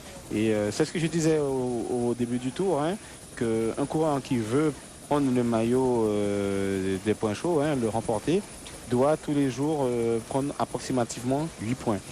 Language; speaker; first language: French; native; French